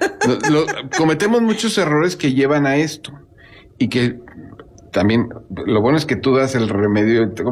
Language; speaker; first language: Spanish; native; Spanish